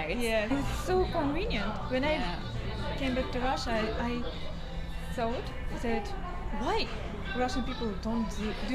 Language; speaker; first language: English; non-native, learner; Russian